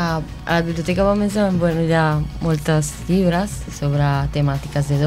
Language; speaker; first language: Catalan; non-native, fluent; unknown